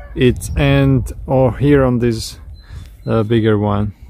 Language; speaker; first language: English; non-native, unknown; Slovak